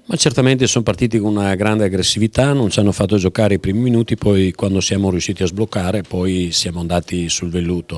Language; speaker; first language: Italian; native; Italian